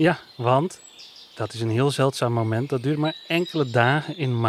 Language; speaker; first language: Dutch; native; Dutch